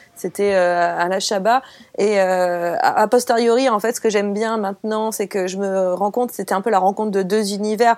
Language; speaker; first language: French; native; French